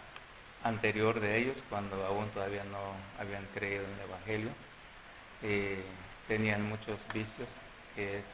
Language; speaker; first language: Spanish; non-native, local second language; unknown